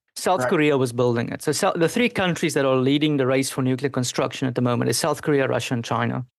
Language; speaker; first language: English; non-native, local second language; Afrikaans